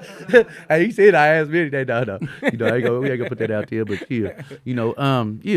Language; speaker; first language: English; native; English